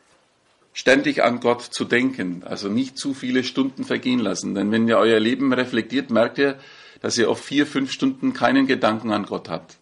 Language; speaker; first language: German; native; German